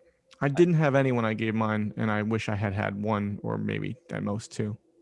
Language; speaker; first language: English; native; English